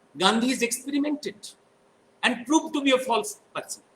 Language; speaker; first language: English; non-native, local second language; Bangla